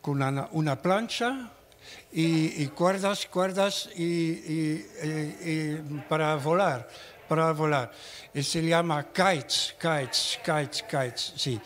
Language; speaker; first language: Spanish; non-native, learner; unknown